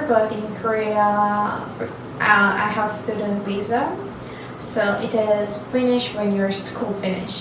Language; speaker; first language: English; non-native, learner; Turkish